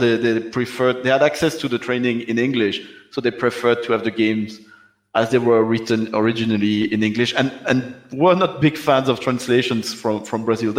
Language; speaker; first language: English; non-native, fluent; French